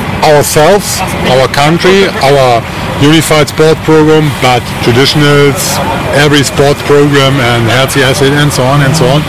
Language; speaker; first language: English; non-native, fluent; German